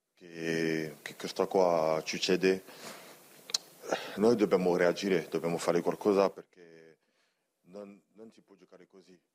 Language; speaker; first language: Italian; non-native, fluent; French